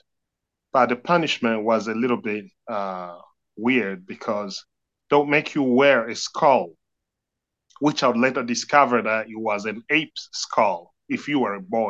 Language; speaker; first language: English; non-native, fluent; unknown